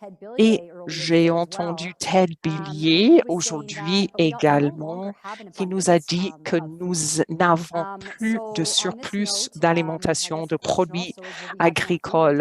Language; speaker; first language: French; non-native, local second language; English